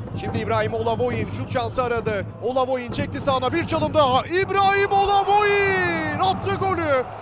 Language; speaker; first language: Turkish; native; Turkish